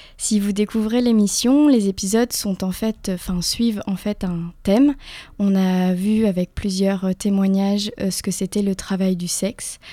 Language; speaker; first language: French; native; French